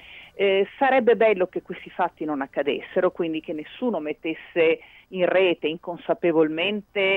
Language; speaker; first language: Italian; native; Italian